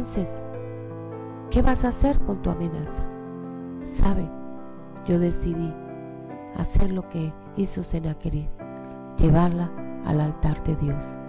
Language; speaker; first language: Spanish; native; Spanish